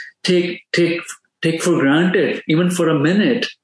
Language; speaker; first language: English; non-native, local second language; Urdu